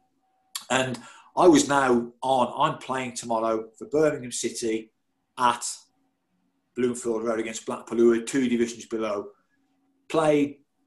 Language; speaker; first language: English; native; English